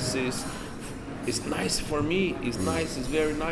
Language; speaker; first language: English; non-native, learner; Portuguese